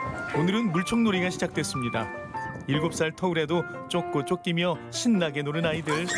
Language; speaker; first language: Korean; native; Korean